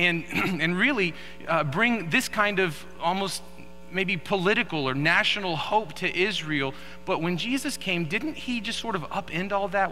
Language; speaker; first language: English; native; English